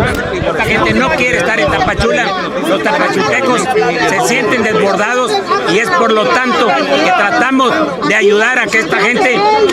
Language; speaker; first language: Spanish; native; Spanish